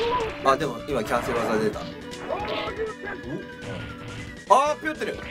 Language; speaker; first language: Japanese; native; Japanese